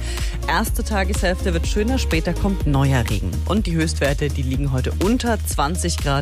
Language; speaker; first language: German; native; German